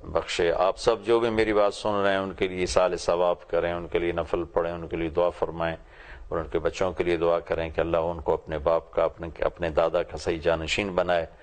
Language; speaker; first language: Urdu; non-native, local second language; Punjabi